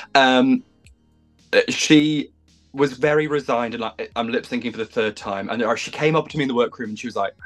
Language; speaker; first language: English; native; English